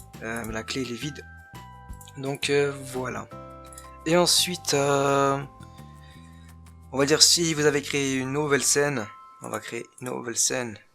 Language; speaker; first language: French; native; French